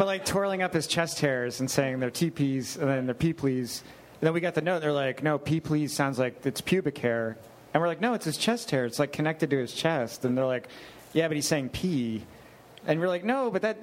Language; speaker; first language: English; native; English